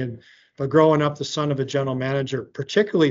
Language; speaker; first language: English; native; English